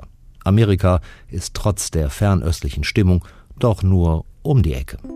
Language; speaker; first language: German; native; German